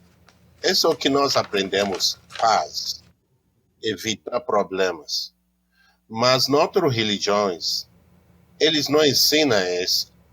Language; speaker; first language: Portuguese; non-native, learner; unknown